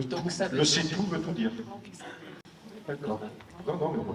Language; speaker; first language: French; native; French